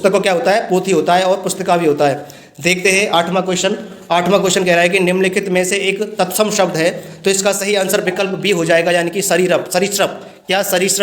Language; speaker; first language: Hindi; native; Hindi